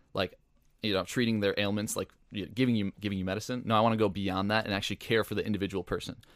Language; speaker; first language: English; native; English